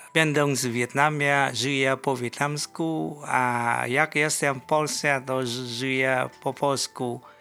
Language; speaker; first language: Polish; non-native, fluent; Vietnamese